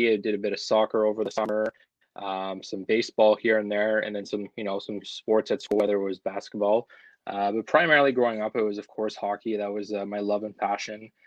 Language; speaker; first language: English; native; English